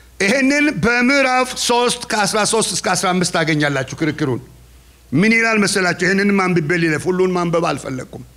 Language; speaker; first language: Amharic; non-native, local second language; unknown